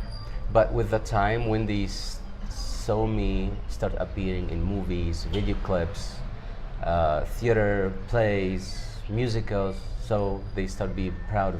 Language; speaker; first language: English; non-native, fluent; Arabic